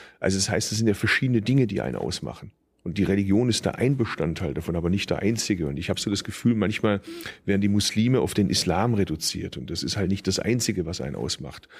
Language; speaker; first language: German; early bilingual, other home language; Turkish